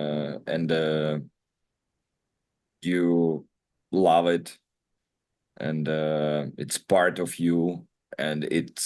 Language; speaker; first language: English; non-native, learner; Russian